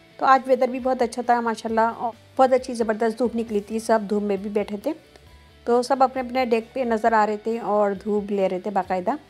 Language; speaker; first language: Urdu; native; Urdu